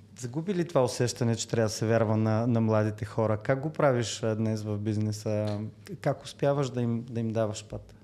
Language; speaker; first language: Bulgarian; native; Bulgarian